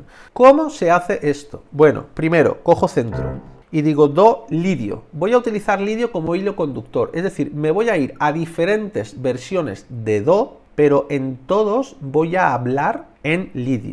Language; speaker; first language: Spanish; native; Spanish